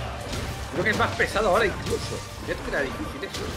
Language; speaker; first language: Spanish; native; Spanish